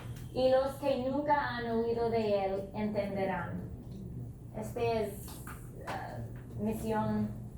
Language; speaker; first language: Spanish; non-native, fluent; English